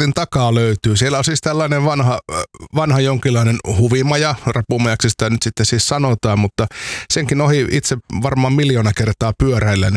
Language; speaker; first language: Finnish; native; Finnish